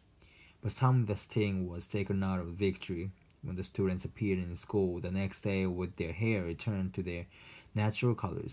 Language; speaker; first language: English; non-native, fluent; Japanese